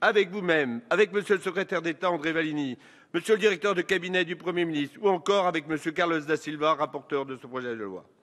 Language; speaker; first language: French; native; French